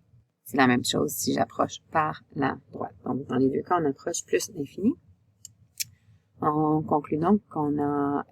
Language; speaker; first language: French; native; French